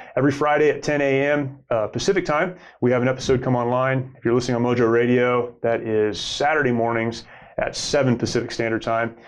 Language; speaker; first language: English; native; English